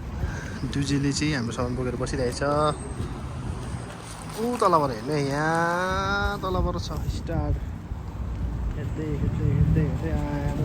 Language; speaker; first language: Nepali; non-native, local second language; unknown